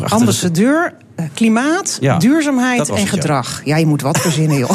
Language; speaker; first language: Dutch; native; Dutch